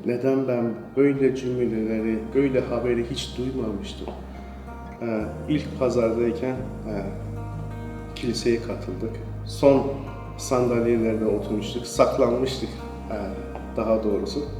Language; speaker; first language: Turkish; non-native, fluent; Persian